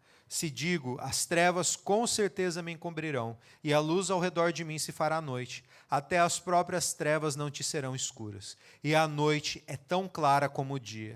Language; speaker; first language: Portuguese; native; Portuguese